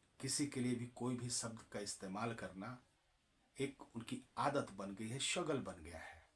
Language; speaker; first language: Hindi; native; Hindi